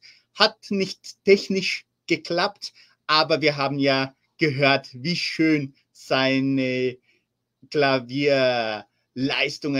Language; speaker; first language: German; early bilingual, heritage; German